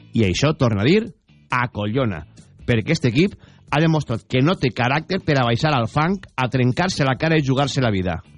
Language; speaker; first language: Catalan; native; Catalan